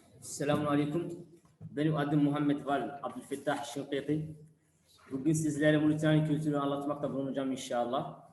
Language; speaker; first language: Turkish; non-native, fluent; Arabic